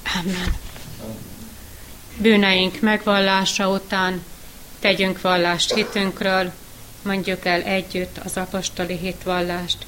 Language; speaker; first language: Hungarian; native; Hungarian